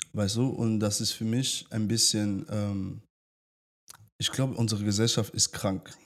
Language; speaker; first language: German; early bilingual, other home language; French